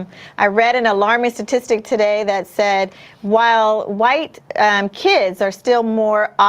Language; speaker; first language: English; native; English